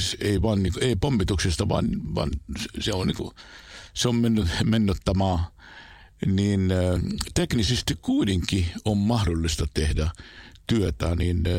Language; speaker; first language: Finnish; non-native, fluent; Arabic